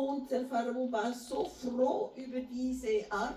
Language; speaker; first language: German; non-native, fluent; Portuguese